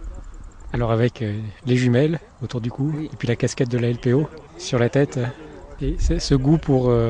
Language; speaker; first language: French; native; French